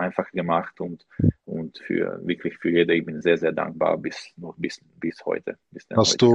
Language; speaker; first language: German; non-native, learner; Slovak